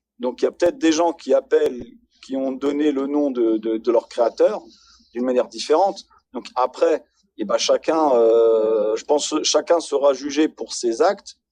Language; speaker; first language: French; native; French